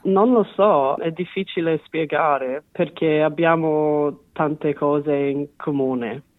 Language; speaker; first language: Italian; non-native, fluent; English